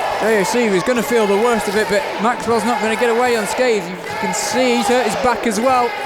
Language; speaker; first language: English; native; English